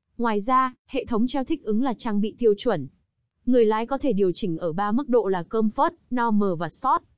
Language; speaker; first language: Vietnamese; native; Vietnamese